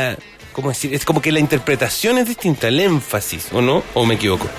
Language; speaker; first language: Spanish; native; Spanish